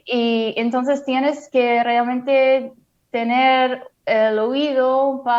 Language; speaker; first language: Spanish; non-native, fluent; English